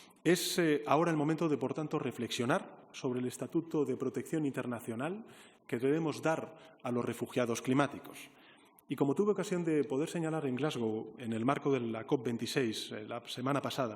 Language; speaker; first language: Spanish; native; Spanish